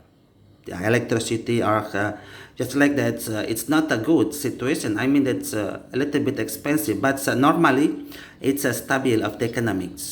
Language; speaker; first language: English; non-native, learner; Indonesian